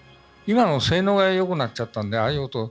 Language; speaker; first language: Japanese; native; Japanese